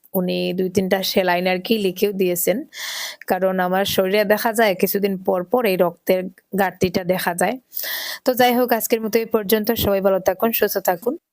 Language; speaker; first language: Bangla; non-native, local second language; Sylheti